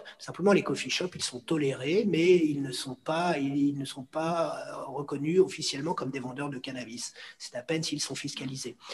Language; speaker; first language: French; native; French